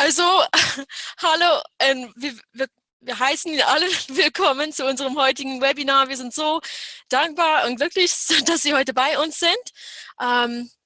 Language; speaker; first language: German; non-native, fluent; English